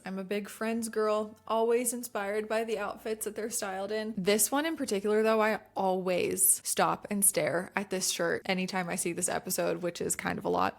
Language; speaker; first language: English; native; English